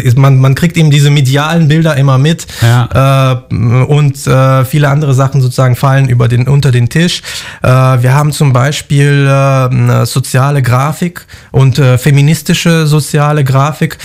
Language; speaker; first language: German; non-native, fluent; Russian